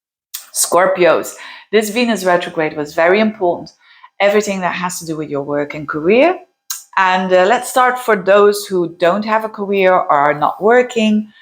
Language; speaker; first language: English; non-native, fluent; Dutch